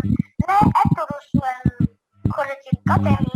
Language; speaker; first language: Arabic; non-native, learner; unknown